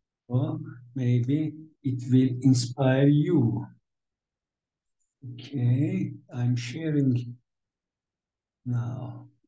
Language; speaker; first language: English; non-native, fluent; Turkish